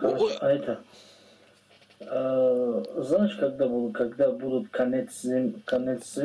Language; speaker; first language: Russian; non-native, learner; Tajik